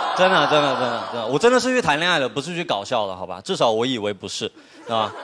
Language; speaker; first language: Chinese; native; Chinese